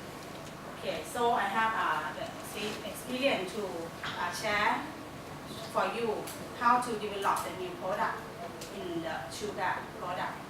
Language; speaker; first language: English; non-native, learner; Thai